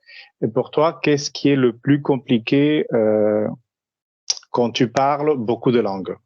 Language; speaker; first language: French; non-native, fluent; Spanish